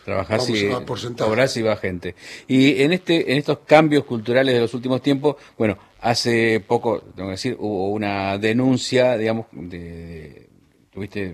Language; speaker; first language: Spanish; native; Spanish